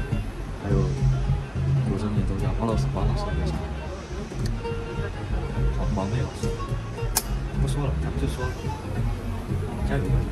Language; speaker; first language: Chinese; native; Chinese